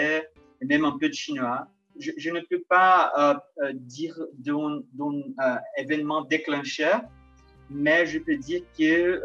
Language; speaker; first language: French; non-native, fluent; Portuguese